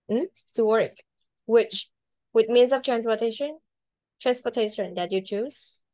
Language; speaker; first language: English; non-native, learner; Vietnamese